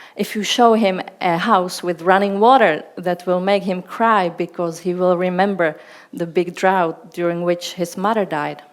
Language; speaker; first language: English; non-native, fluent; Czech